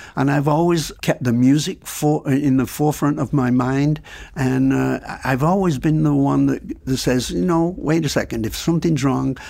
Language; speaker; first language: English; native; English